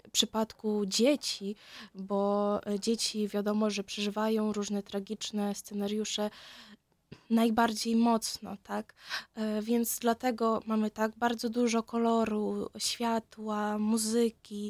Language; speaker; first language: Polish; non-native, fluent; Ukrainian